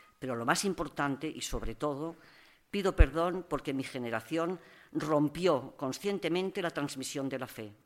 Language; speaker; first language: Spanish; non-native, local second language; Catalan